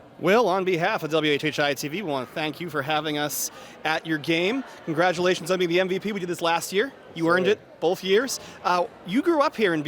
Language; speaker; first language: English; native; English